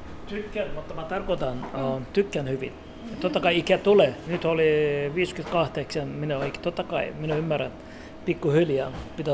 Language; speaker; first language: Finnish; non-native, learner; Turkish